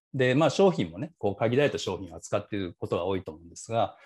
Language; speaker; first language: Japanese; native; Japanese